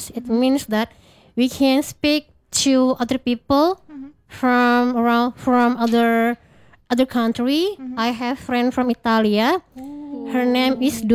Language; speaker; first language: English; non-native, learner; Indonesian